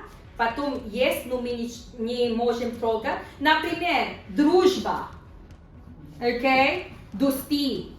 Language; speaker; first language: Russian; non-native, learner; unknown